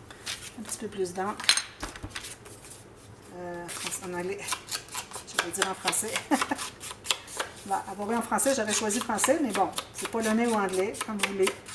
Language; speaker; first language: French; native; French